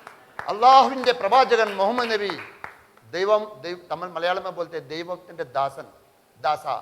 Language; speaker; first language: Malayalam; non-native, local second language; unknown